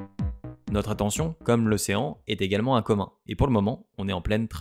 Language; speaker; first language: French; native; French